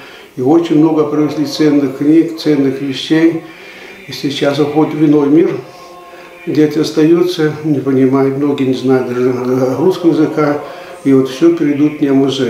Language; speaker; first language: Russian; early bilingual, heritage; Russian